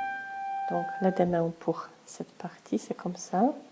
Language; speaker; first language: French; non-native, fluent; Polish